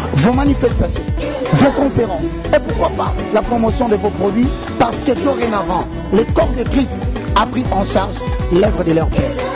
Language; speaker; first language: French; non-native, local second language; Lingala